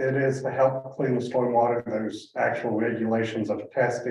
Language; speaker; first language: English; native; English